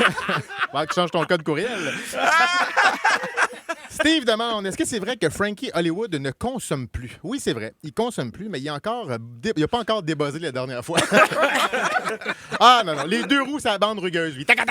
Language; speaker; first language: French; native; French